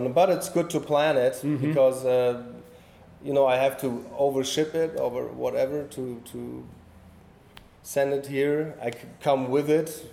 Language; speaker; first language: English; non-native, learner; German